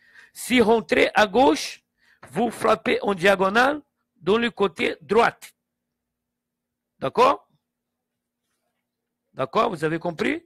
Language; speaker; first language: French; non-native, fluent; Portuguese